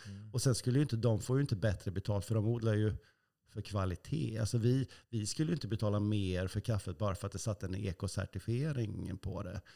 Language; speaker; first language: Swedish; native; Swedish